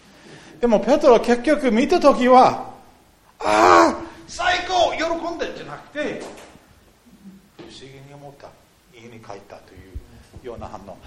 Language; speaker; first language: Japanese; non-native, fluent; English